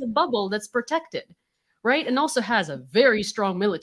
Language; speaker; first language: English; non-native, fluent; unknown